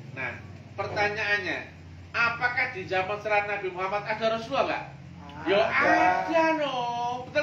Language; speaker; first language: Indonesian; native; Indonesian